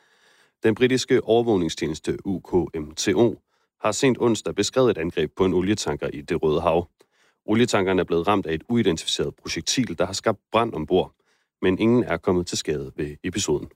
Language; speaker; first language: Danish; native; Danish